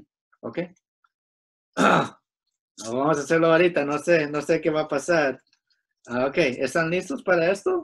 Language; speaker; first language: Spanish; early bilingual, heritage; Spanish